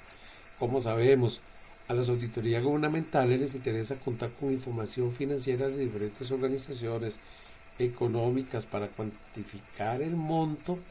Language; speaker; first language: Spanish; native; Spanish